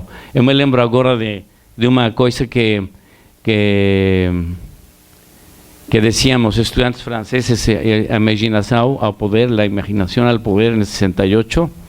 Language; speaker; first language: Portuguese; non-native, learner; Spanish